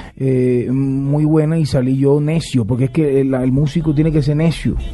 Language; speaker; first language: Spanish; native; Spanish